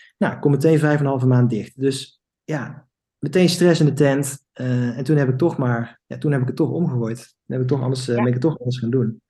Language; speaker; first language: Dutch; native; Dutch